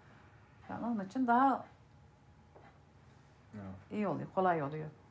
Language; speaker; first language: Turkish; early bilingual, other home language; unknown